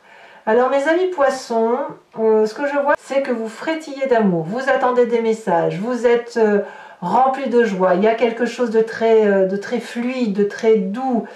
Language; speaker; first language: French; native; French